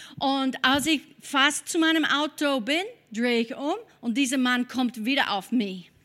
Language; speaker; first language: German; non-native, fluent; English